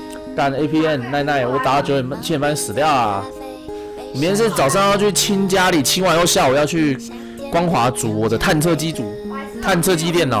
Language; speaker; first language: Chinese; native; Chinese